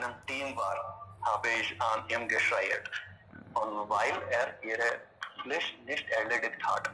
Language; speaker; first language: German; non-native, learner; Hindi